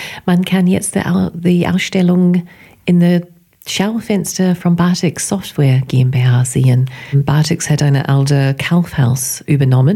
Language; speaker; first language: German; non-native, fluent; English